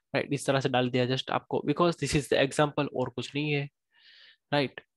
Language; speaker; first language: Hindi; native; Hindi